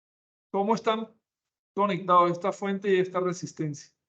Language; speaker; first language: Spanish; native; Spanish